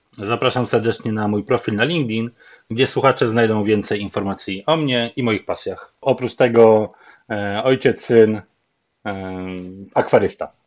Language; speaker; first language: Polish; native; Polish